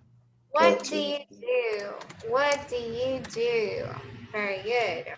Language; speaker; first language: English; non-native, fluent; Portuguese